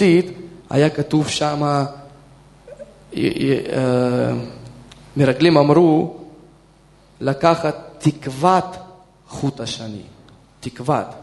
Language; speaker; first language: Hebrew; non-native, fluent; Russian